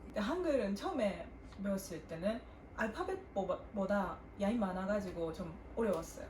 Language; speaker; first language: Korean; non-native, learner; Japanese